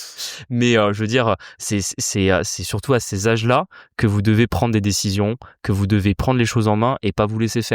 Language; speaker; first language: French; native; French